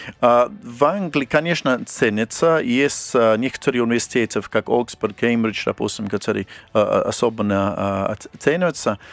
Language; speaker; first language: Russian; non-native, fluent; English